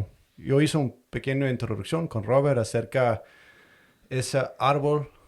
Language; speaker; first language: Spanish; non-native, fluent; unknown